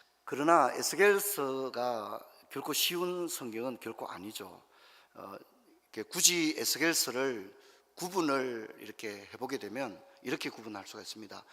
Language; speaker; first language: Korean; native; Korean